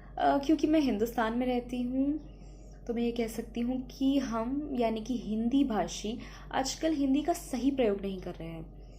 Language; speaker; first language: Hindi; native; Hindi